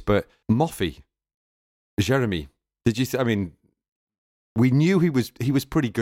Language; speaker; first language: English; native; English